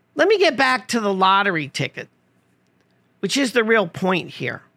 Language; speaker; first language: English; native; English